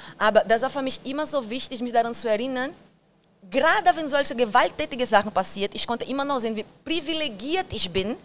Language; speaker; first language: German; non-native, fluent; Portuguese